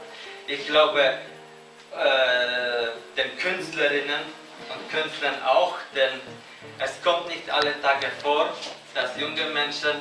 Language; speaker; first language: German; non-native, fluent; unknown